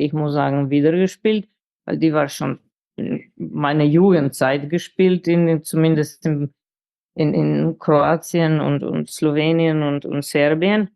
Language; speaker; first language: German; non-native, fluent; Slovenian